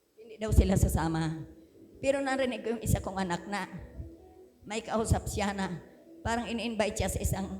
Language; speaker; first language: Filipino; non-native, local second language; Bikol